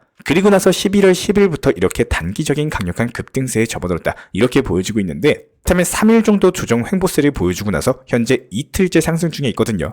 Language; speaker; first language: Korean; native; Korean